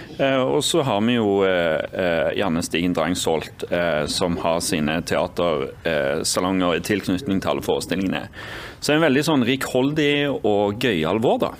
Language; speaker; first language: Norwegian; native; Norwegian